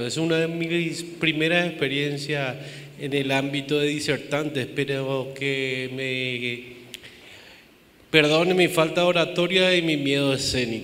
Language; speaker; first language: Spanish; native; Spanish